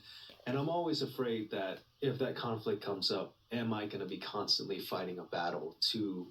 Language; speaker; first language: English; native; English